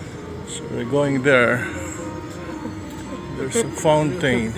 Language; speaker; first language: English; non-native, local second language; Filipino